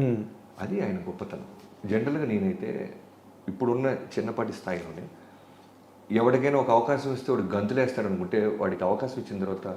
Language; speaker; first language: Telugu; native; Telugu